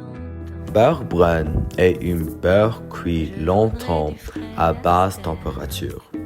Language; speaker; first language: French; non-native, learner; English